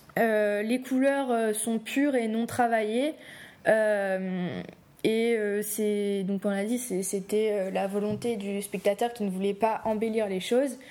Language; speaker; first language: French; native; French